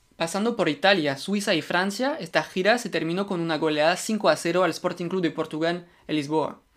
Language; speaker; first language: Spanish; non-native, fluent; French